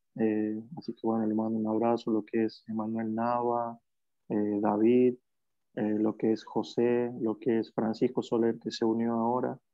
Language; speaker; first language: Spanish; native; Spanish